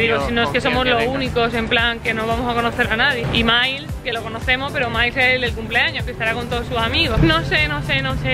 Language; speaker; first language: Spanish; native; Spanish